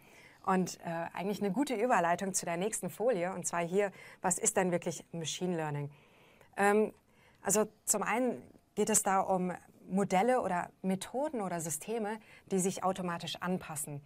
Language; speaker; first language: German; native; German